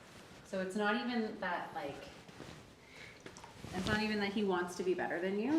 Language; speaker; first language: English; native; English